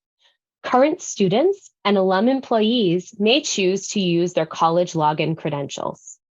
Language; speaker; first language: English; native; English